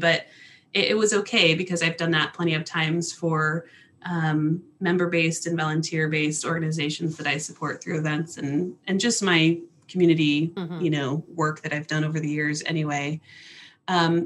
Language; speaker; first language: English; native; English